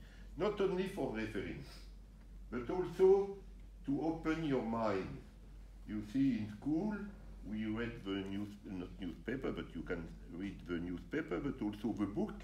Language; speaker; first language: English; non-native, learner; French